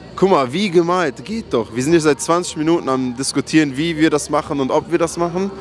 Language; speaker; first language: German; early bilingual, other home language; Turkish